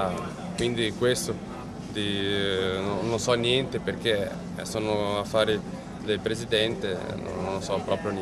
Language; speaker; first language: Italian; non-native, fluent; Portuguese